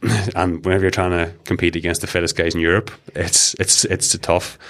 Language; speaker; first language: English; native; English